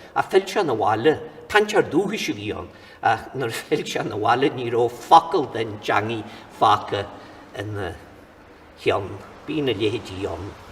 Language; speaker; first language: Irish; native; Irish